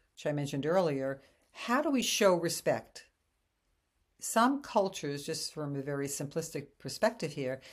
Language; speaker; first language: English; native; English